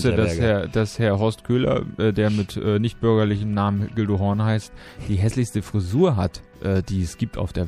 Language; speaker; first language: German; native; German